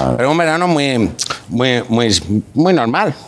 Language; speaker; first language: Spanish; native; Spanish